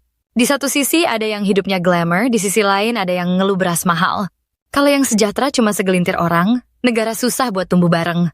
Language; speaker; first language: Indonesian; native; Indonesian